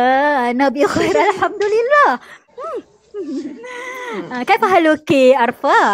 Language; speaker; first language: Arabic; non-native, fluent; Malay